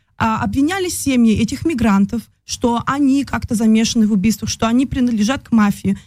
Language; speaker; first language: Russian; early bilingual, heritage; Russian